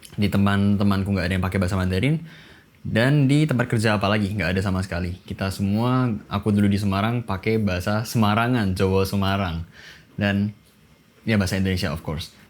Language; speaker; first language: Indonesian; native; Indonesian